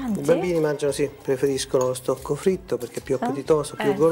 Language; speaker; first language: Italian; native; Italian